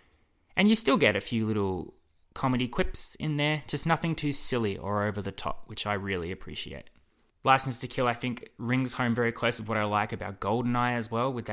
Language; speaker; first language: English; native; English